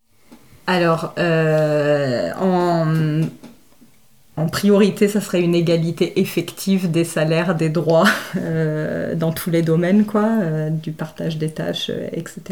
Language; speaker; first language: French; native; French